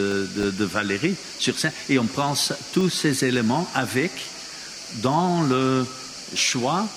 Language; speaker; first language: French; non-native, fluent; Dutch